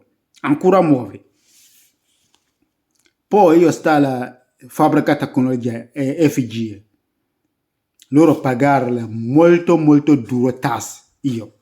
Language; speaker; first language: Italian; non-native, learner; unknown